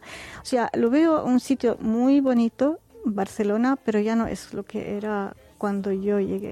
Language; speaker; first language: Spanish; non-native, fluent; Arabic